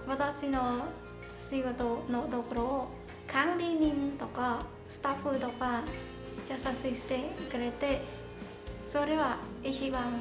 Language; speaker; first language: Japanese; non-native, learner; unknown